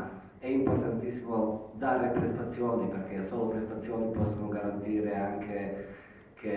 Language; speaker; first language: Italian; non-native, fluent; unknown